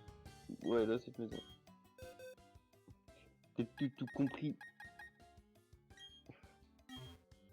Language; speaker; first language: French; native; French